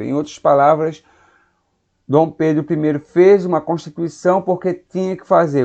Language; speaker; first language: Portuguese; native; Portuguese